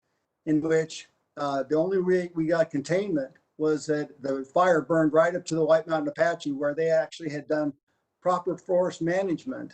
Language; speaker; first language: English; native; English